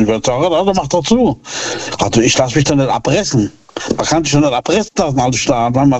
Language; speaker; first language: German; native; German